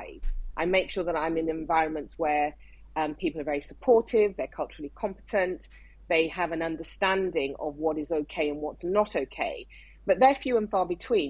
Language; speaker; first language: English; non-native, local second language; Yoruba